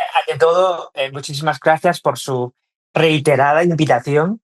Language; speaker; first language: Spanish; non-native, fluent; Chinese